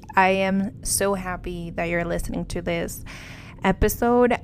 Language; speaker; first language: English; non-native, fluent; Spanish